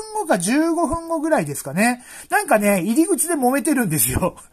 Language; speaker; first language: Japanese; native; Japanese